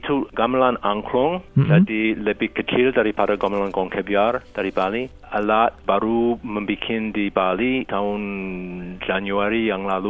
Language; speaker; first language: Indonesian; non-native, fluent; English